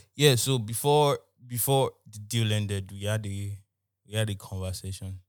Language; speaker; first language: English; non-native, local second language; Yoruba